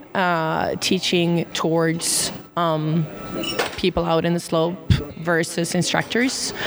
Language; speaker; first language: English; non-native, fluent; Swedish